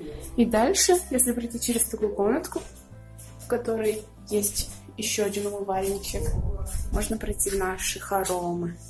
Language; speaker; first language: Russian; native; Russian